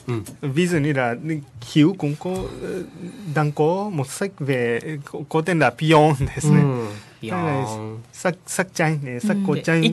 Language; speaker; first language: Vietnamese; non-native, learner; Japanese